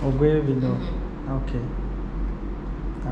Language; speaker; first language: French; non-native, learner; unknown